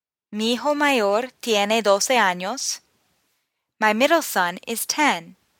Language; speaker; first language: Spanish; non-native, fluent; English